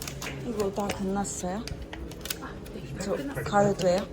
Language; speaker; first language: Korean; non-native, learner; Malayalam